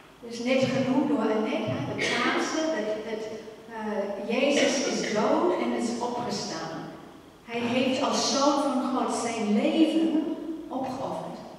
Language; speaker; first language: Dutch; non-native, fluent; English